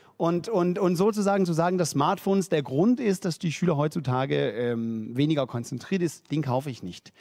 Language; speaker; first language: German; non-native, fluent; Danish